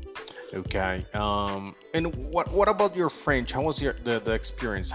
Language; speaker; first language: English; non-native, fluent; Portuguese